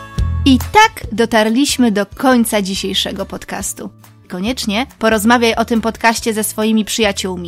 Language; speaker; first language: Polish; native; Polish